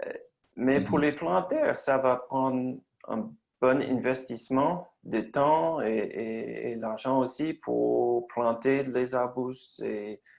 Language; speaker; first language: French; non-native, learner; English